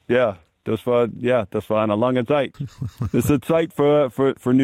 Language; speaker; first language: German; non-native, learner; English